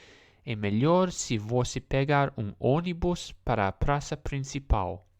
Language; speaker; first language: Portuguese; non-native, learner; English